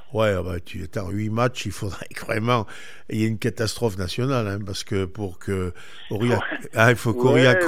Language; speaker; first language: French; native; French